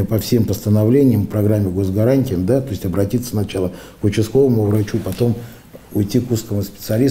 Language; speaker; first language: Russian; native; Russian